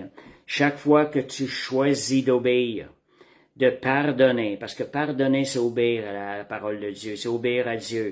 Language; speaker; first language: French; native; French